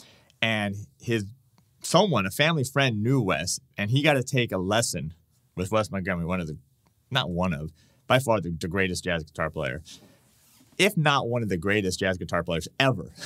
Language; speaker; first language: English; native; English